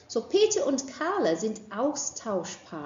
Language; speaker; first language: German; non-native, fluent; English